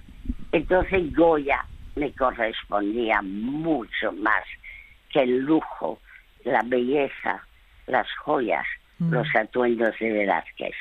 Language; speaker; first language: Spanish; early bilingual, other home language; French